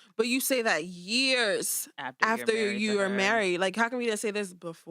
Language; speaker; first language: English; native; English